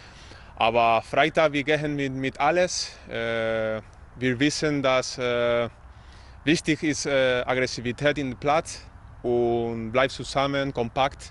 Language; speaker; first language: German; non-native, learner; Spanish